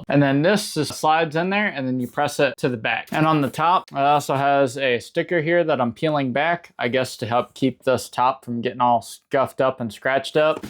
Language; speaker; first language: English; native; English